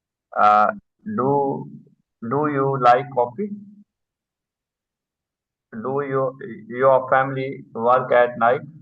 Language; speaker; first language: English; non-native, learner; Urdu